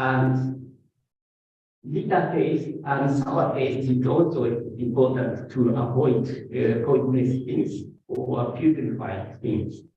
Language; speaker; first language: English; non-native, fluent; Japanese